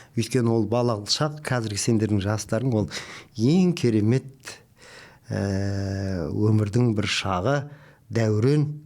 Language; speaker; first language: Kazakh; native; Kazakh